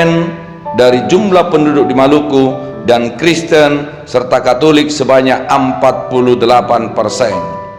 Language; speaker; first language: Indonesian; native; Indonesian